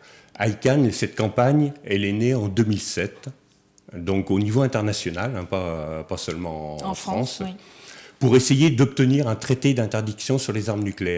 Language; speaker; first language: French; native; French